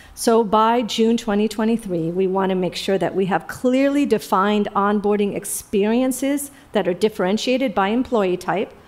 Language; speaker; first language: English; native; English